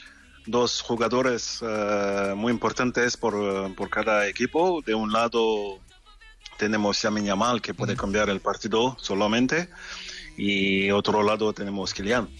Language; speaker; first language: Spanish; non-native, fluent; French